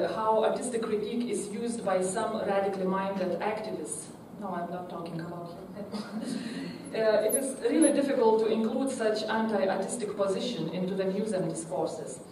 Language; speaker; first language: English; non-native, fluent; Lithuanian